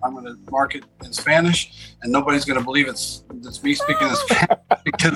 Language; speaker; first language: English; native; English